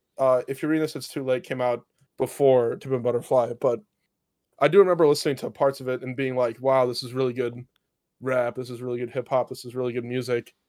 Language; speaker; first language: English; native; English